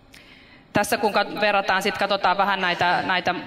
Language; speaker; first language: Finnish; native; Finnish